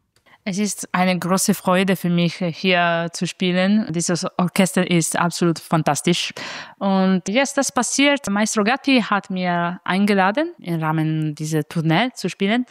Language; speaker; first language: German; non-native, fluent; Italian